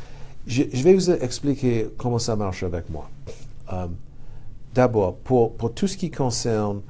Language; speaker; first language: French; non-native, fluent; English